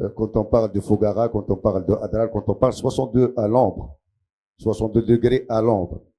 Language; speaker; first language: French; non-native, local second language; Arabic